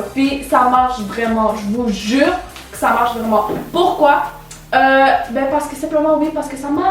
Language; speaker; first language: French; early bilingual, other home language; Spanish